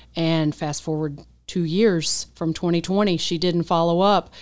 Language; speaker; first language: English; native; English